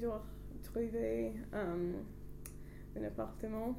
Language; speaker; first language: French; non-native, learner; English